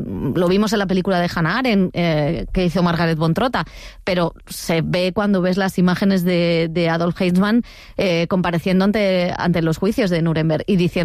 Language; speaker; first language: Spanish; native; Spanish